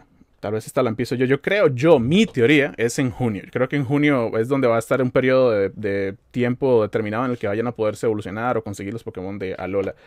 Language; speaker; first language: Spanish; native; Spanish